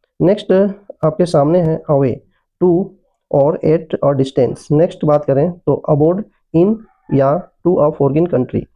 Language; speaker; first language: Hindi; native; Hindi